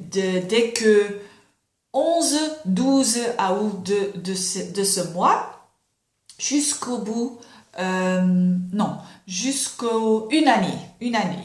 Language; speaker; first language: French; non-native, fluent; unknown